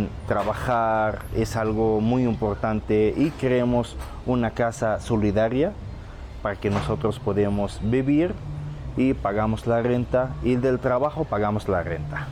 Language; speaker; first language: Spanish; non-native, learner; Arabic